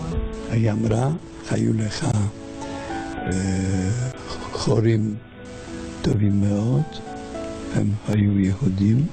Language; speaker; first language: Hebrew; non-native, learner; Polish